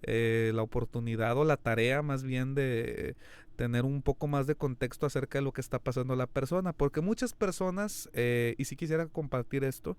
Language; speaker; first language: Spanish; native; Spanish